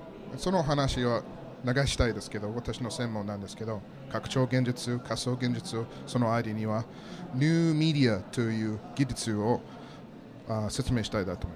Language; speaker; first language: Japanese; non-native, learner; English